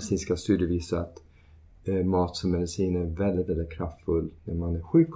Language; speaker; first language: Swedish; early bilingual, heritage; Swedish